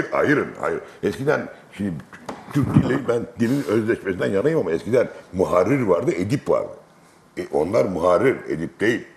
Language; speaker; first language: Turkish; native; Turkish